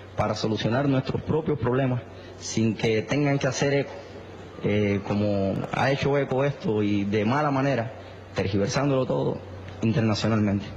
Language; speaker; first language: Spanish; native; Spanish